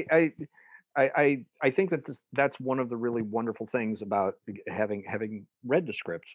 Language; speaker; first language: English; native; English